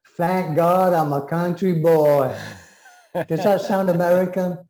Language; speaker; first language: English; native; English